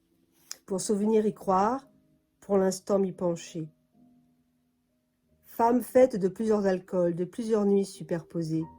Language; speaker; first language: French; native; French